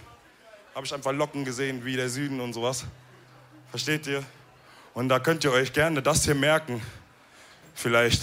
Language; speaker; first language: German; early bilingual, other home language; Wolof